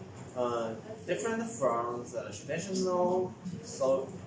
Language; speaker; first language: English; non-native, learner; Chinese